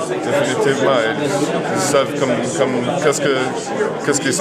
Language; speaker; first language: French; non-native, local second language; English